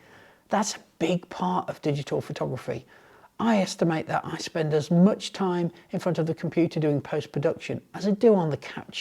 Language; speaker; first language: English; native; English